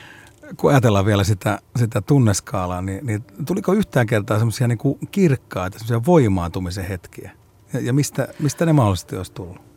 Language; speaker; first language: Finnish; native; Finnish